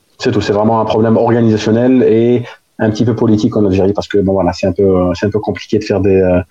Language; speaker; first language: French; non-native, local second language; Arabic